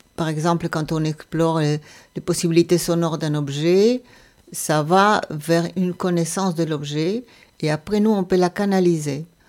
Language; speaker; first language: French; non-native, fluent; Spanish